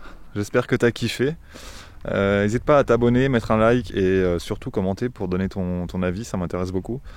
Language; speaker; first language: French; native; French